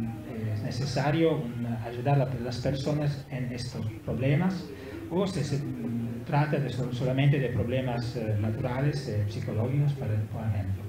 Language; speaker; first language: Spanish; non-native, learner; Italian